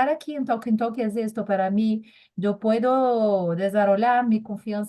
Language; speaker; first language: Spanish; non-native, learner; Portuguese